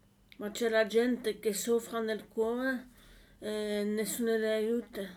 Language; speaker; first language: Italian; non-native, learner; French